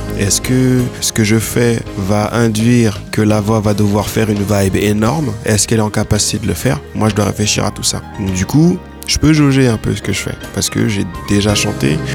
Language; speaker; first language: French; native; French